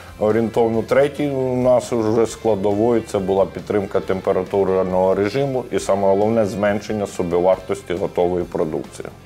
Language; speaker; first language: Ukrainian; native; Ukrainian